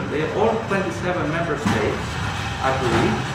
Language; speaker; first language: English; non-native, fluent; Greek